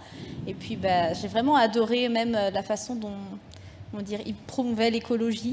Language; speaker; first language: French; native; French